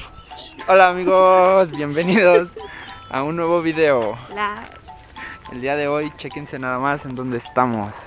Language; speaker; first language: Spanish; native; Spanish